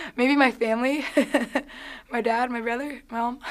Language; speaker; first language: English; native; English